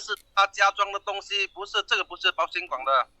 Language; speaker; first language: Chinese; native; Chinese